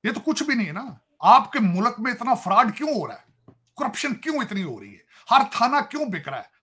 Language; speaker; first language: Urdu; non-native, local second language; Punjabi